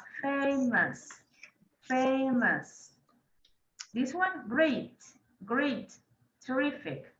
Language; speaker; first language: English; non-native, fluent; Spanish